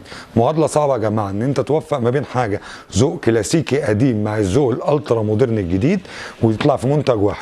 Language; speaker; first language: Arabic; native; Arabic